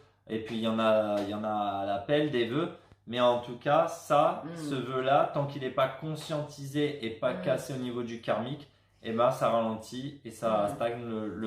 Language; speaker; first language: French; native; French